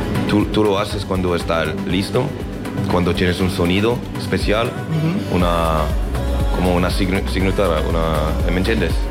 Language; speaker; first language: Spanish; non-native, learner; French